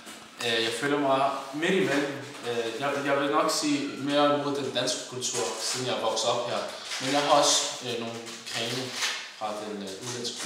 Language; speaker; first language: Danish; early bilingual, other home language; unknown